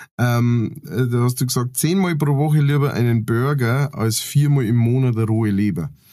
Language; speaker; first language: German; native; German